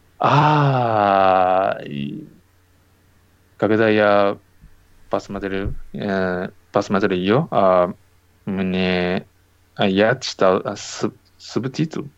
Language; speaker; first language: Russian; non-native, learner; Japanese